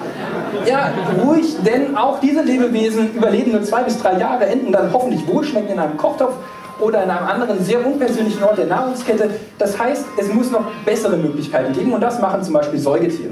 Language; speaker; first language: German; native; German